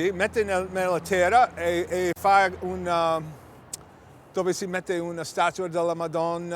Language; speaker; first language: Italian; early bilingual, heritage; English